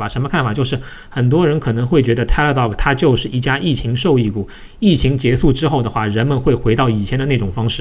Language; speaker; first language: Chinese; native; Chinese